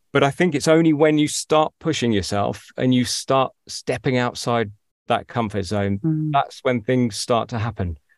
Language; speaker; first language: English; native; English